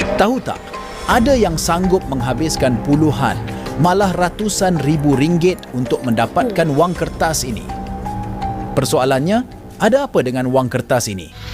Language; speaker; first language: Malay; native; Malay